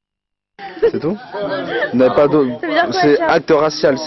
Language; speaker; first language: French; native; French